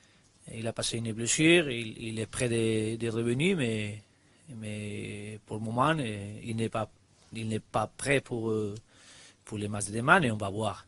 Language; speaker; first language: French; non-native, learner; Spanish